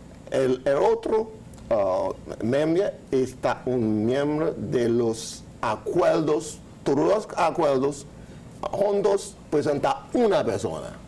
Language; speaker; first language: Spanish; non-native, learner; Haitian Creole